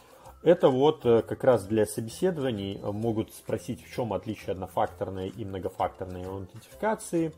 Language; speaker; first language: Russian; native; Russian